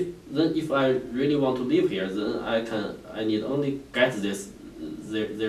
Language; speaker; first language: English; non-native, learner; Chinese